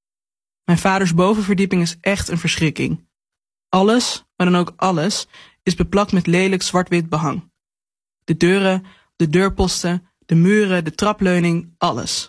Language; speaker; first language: Dutch; native; Dutch